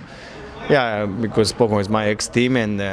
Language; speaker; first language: English; non-native, learner; Japanese